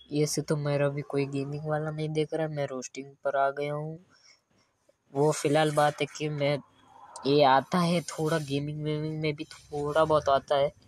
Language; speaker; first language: Hindi; native; Hindi